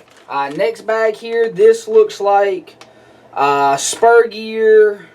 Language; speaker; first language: English; native; English